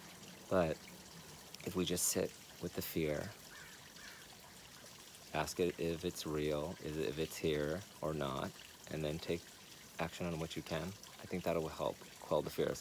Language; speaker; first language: English; native; English